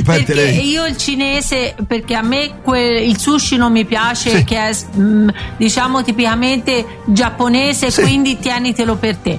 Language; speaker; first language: Italian; native; Italian